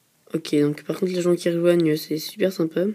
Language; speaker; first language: French; native; French